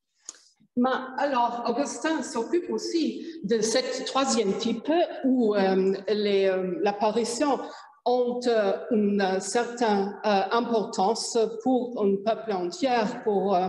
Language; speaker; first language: French; non-native, fluent; German